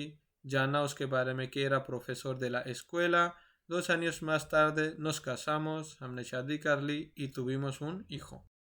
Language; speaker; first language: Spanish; non-native, fluent; Urdu